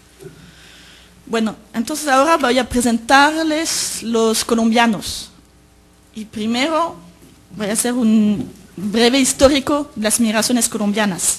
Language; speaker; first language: Spanish; native; Spanish